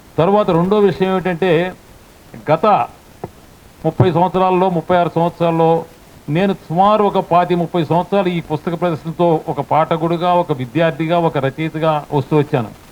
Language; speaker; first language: Telugu; native; Telugu